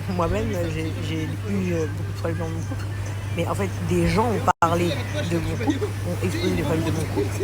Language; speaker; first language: French; early bilingual, other home language; English